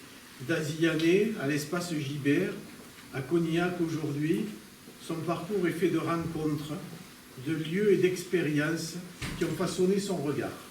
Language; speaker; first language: French; native; French